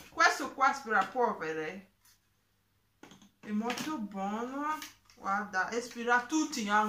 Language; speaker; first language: Italian; non-native, learner; English